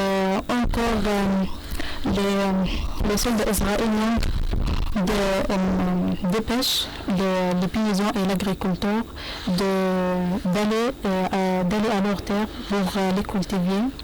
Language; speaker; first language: French; non-native, learner; Arabic